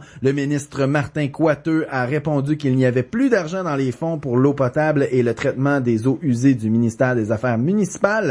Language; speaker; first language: French; native; French